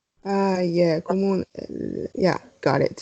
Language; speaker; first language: English; non-native, learner; Chinese